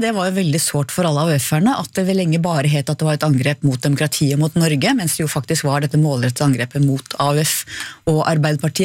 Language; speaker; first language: Norwegian; native; Norwegian